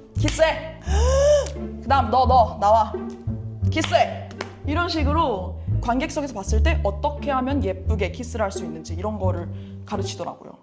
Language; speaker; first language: Korean; native; Korean